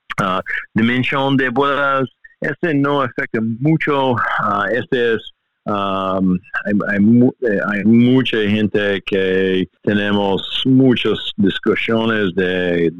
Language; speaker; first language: Spanish; non-native, learner; English